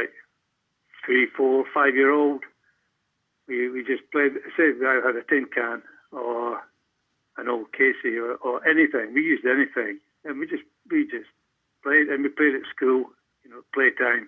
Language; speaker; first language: English; native; English